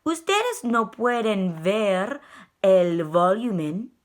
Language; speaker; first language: Spanish; non-native, learner; English